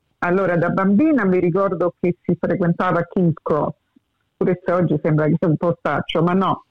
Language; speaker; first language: Italian; early bilingual, heritage; English